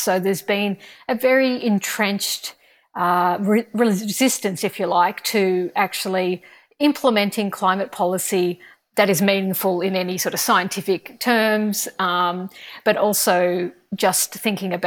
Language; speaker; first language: English; native; English